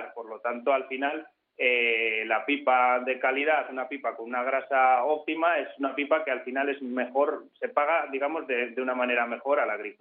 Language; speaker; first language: Spanish; native; Spanish